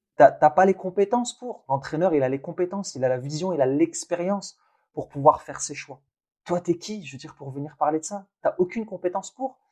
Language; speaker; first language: French; early bilingual, other home language; Arabic